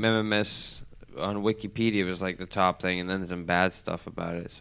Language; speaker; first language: English; native; English